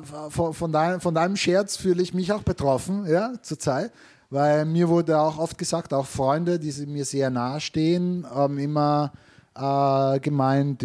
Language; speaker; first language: German; non-native, fluent; Italian